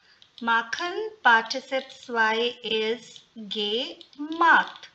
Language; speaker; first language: German; non-native, fluent; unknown